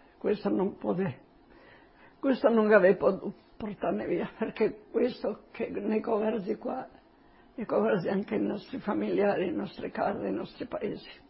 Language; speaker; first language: Italian; non-native, local second language; Slovenian